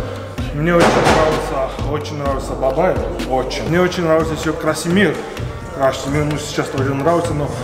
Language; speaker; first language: Russian; non-native, fluent; Georgian